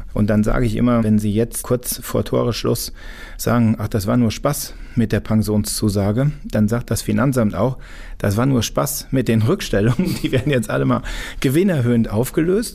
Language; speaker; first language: German; native; German